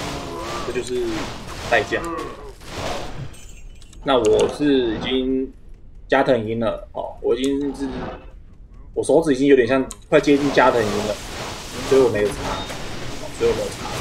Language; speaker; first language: Chinese; native; Chinese